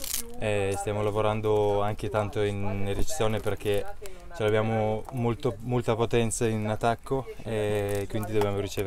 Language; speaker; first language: Italian; non-native, fluent; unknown